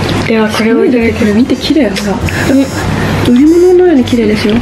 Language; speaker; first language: Japanese; native; Japanese